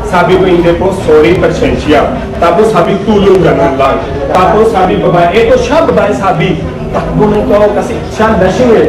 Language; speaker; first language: Filipino; non-native, learner; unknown